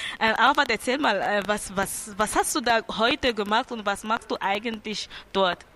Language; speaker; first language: German; non-native, fluent; French